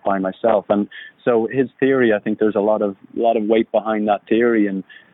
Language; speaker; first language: English; native; English